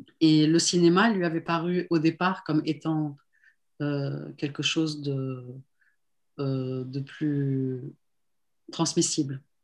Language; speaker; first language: French; non-native, local second language; Arabic